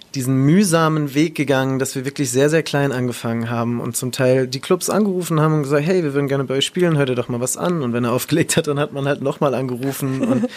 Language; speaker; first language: German; native; German